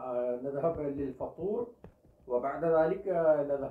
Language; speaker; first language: Arabic; non-native, fluent; Urdu